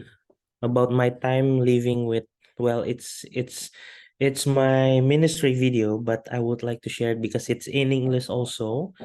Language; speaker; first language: English; non-native, fluent; Indonesian